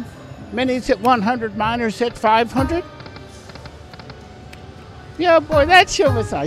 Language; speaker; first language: English; native; English